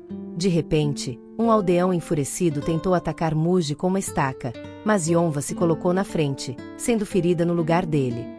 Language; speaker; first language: Portuguese; native; Portuguese